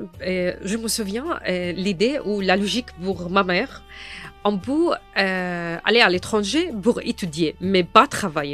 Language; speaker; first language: French; non-native, fluent; Arabic